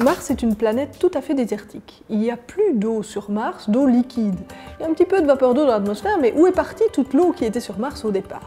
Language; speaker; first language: French; native; French